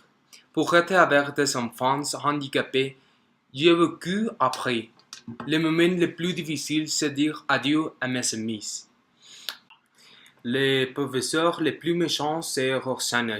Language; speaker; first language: French; non-native, learner; Spanish